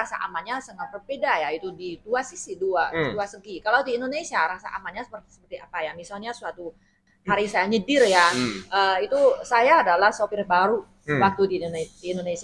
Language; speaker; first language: Indonesian; non-native, fluent; Chinese